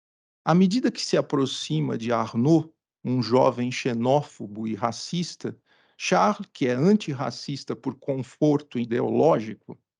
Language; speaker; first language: Portuguese; native; Portuguese